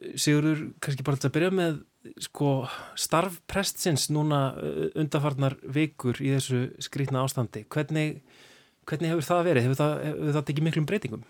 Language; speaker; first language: Icelandic; native; Icelandic